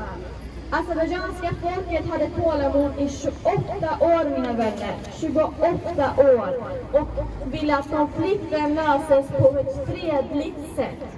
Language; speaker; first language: Swedish; non-native, fluent; Azerbaijani